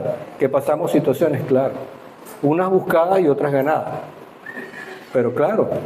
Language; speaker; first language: Spanish; native; Spanish